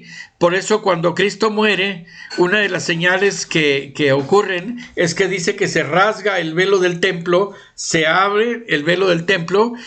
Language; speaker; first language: Spanish; native; Spanish